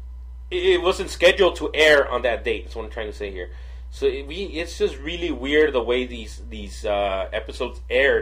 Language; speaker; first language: English; native; English